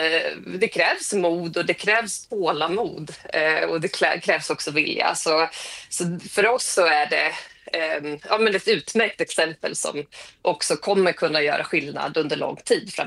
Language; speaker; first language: Swedish; native; Swedish